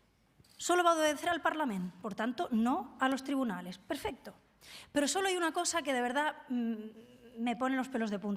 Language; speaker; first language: Spanish; native; Spanish